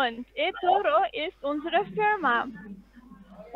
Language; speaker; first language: German; non-native, fluent; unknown